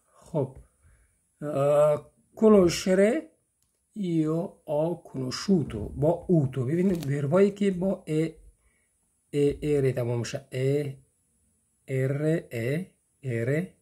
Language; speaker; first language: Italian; non-native, fluent; Persian